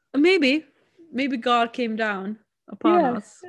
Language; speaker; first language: English; non-native, fluent; Swedish